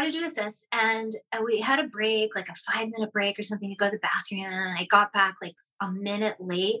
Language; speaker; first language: English; native; English